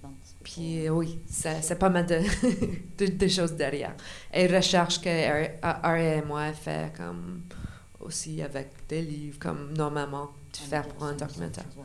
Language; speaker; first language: French; non-native, local second language; English